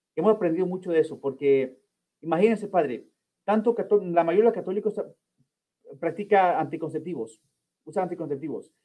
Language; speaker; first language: Spanish; early bilingual, heritage; Spanish